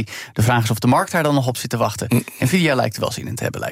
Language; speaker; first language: Dutch; native; Dutch